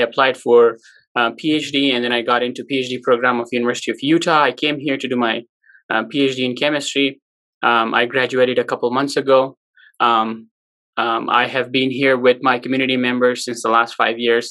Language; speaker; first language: English; non-native, local second language; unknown